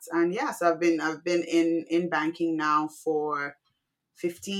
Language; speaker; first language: English; non-native, local second language; Yoruba